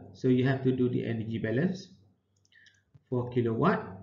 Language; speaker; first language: English; non-native, local second language; Malay